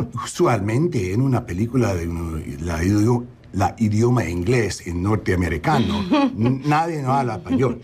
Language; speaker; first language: Spanish; non-native, learner; English